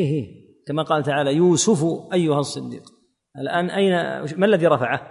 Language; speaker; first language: Arabic; native; Arabic